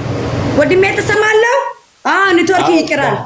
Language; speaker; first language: Amharic; non-native, learner; Oromo